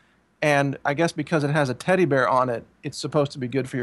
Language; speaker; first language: English; native; English